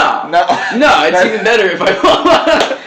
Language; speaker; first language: English; native; English